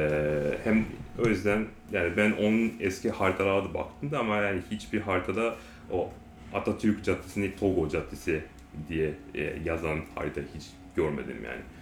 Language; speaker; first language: Turkish; non-native, learner; Japanese